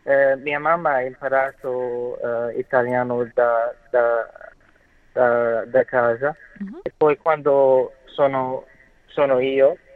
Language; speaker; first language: Italian; non-native, learner; English